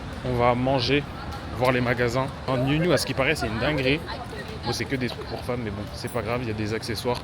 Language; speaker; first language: French; native; French